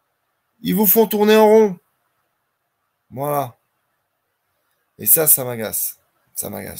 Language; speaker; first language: French; native; French